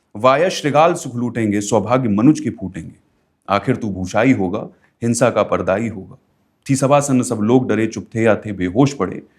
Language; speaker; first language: Hindi; native; Hindi